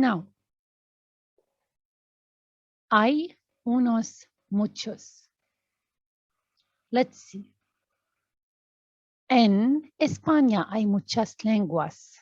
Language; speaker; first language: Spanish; non-native, learner; Arabic